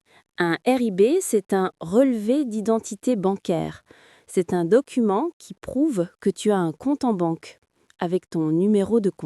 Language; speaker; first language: French; non-native, fluent; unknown